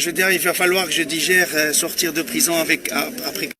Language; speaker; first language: French; non-native, local second language; Arabic